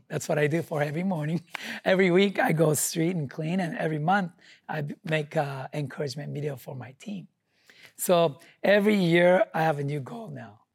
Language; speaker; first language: English; non-native, fluent; Japanese